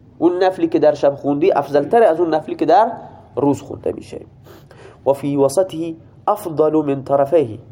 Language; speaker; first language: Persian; non-native, local second language; Baluchi